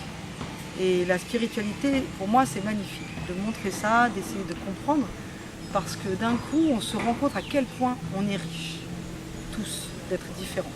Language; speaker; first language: French; native; French